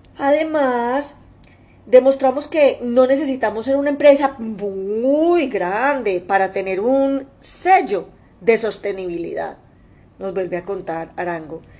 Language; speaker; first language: Spanish; native; Spanish